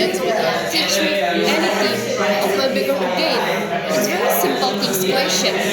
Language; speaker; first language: English; non-native, learner; Indonesian